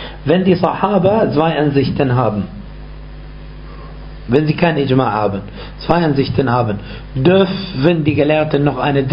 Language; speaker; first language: German; non-native, fluent; Arabic